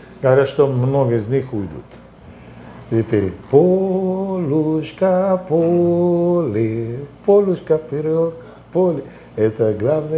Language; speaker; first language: Russian; non-native, fluent; Spanish